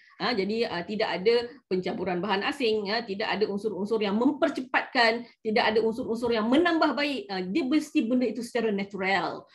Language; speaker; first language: Malay; native; Malay